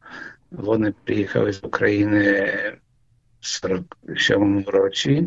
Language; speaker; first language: Ukrainian; early bilingual, heritage; Ukrainian